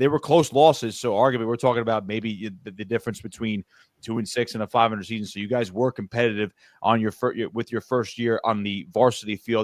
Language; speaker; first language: English; native; English